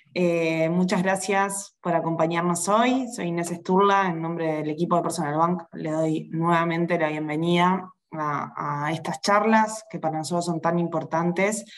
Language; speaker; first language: Spanish; native; Spanish